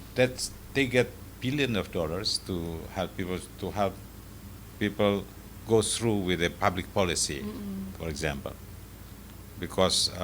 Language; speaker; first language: English; non-native, fluent; Indonesian